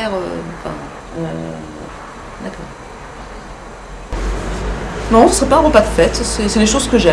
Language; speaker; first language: French; native; French